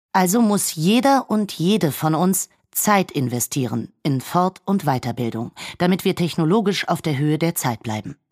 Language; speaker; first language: German; native; German